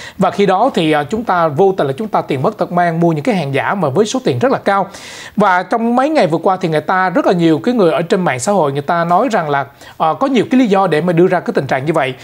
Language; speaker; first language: Vietnamese; early bilingual, heritage; Vietnamese